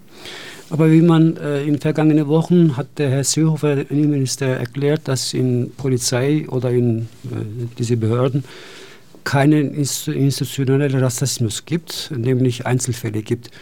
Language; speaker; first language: German; non-native, fluent; Turkish